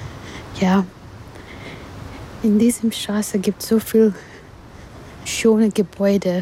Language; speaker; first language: German; non-native, learner; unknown